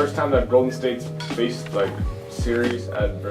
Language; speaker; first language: English; native; English